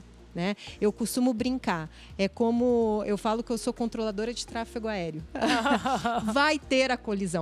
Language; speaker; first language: Portuguese; native; Portuguese